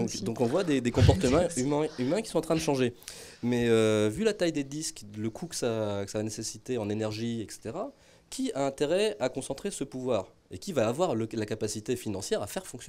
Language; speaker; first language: French; native; French